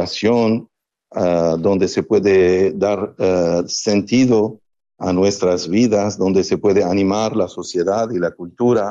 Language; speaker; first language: Spanish; non-native, fluent; Arabic